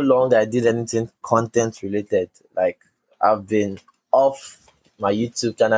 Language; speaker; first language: English; non-native, local second language; Yoruba